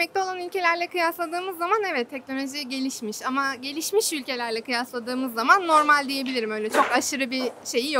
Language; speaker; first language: Turkish; native; Turkish